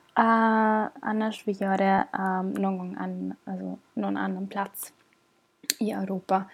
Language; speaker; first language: Swedish; non-native, learner; German